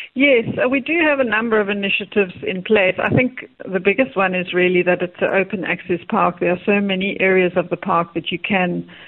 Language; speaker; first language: English; native; English